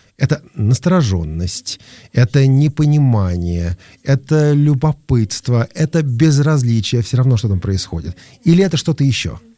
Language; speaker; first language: Russian; native; Russian